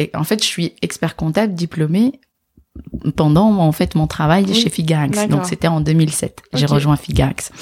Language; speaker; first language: French; non-native, local second language; Arabic